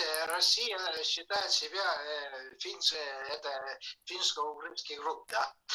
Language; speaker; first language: Russian; non-native, fluent; Estonian